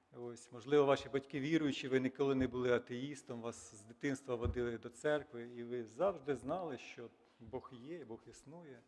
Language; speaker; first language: Ukrainian; native; Ukrainian